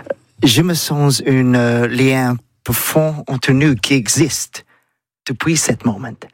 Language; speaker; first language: French; non-native, learner; English